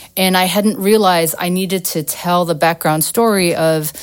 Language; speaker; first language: English; native; English